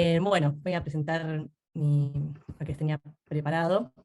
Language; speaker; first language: Spanish; native; Spanish